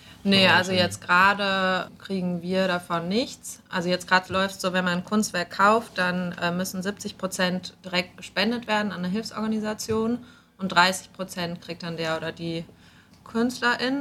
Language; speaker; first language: German; native; German